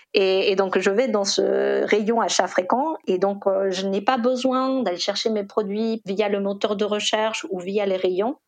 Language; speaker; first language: French; non-native, fluent; Spanish